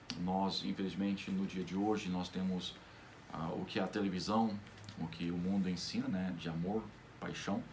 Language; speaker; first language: Portuguese; non-native, fluent; English